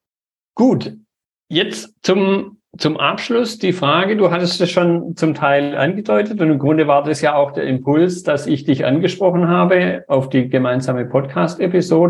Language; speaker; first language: German; native; German